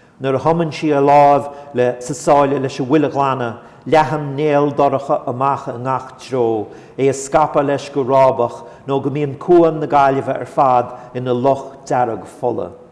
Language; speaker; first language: Irish; non-native, local second language; English